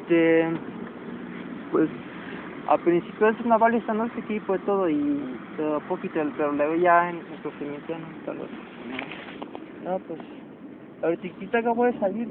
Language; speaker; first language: Spanish; native; Spanish